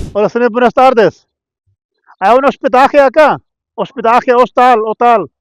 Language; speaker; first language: Spanish; non-native, learner; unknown